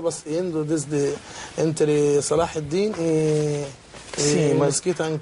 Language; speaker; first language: Spanish; non-native, learner; Arabic